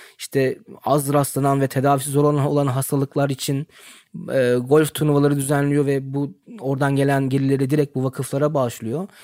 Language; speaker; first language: Turkish; early bilingual, heritage; Turkish